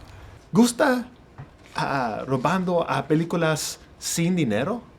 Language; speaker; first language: Spanish; non-native, learner; English